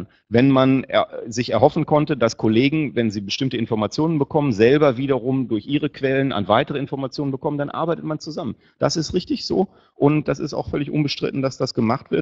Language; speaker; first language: German; native; German